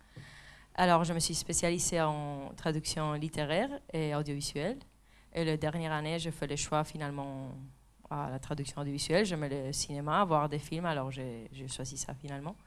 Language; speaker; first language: French; non-native, fluent; Spanish